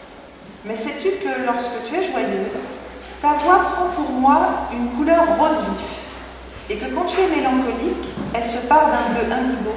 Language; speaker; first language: French; native; French